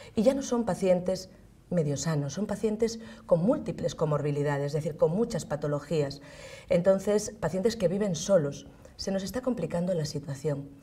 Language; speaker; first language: Spanish; native; Spanish